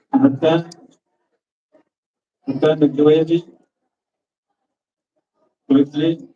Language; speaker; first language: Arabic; native; Arabic